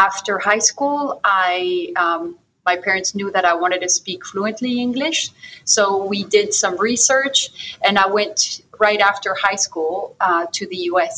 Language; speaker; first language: English; non-native, fluent; French